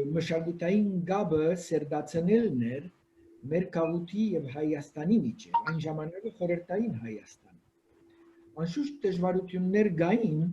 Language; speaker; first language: Armenian; early bilingual, heritage; Armenian